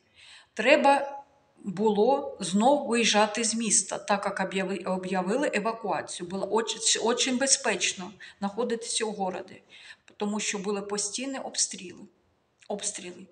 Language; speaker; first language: Ukrainian; non-native, local second language; Russian